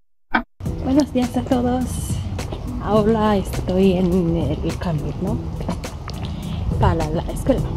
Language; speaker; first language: Spanish; non-native, fluent; Japanese